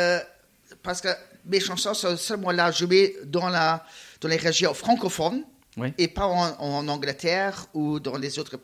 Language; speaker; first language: French; non-native, learner; Luxembourgish